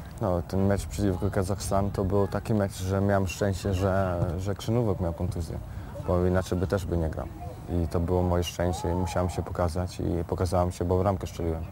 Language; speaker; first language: Polish; early bilingual, heritage; Polish